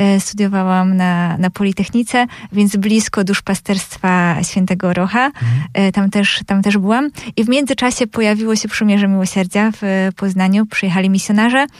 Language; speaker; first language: Polish; native; Polish